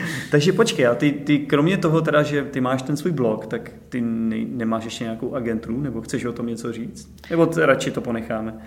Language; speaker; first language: Czech; native; Czech